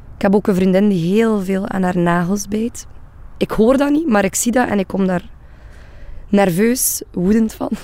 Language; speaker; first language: Dutch; native; Dutch